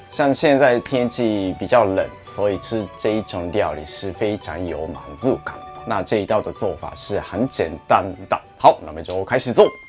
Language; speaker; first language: Chinese; non-native, fluent; Japanese